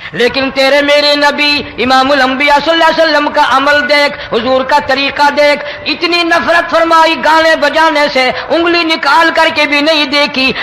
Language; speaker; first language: Urdu; non-native, local second language; Saraiki